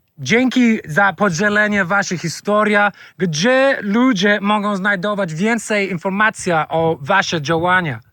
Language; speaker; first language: Polish; non-native, learner; English